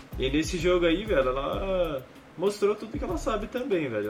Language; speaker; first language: Portuguese; native; Portuguese